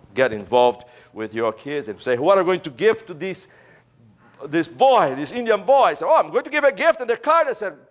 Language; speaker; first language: English; non-native, fluent; Portuguese